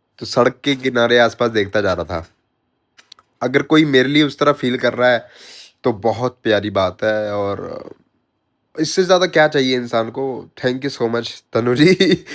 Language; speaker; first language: Hindi; native; Hindi